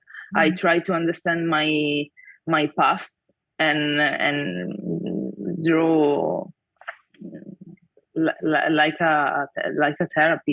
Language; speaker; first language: English; non-native, fluent; Italian